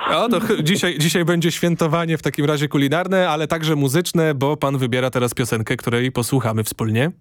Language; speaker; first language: Polish; native; Polish